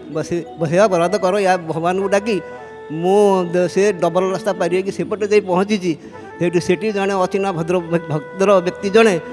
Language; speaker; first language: Odia; native; Odia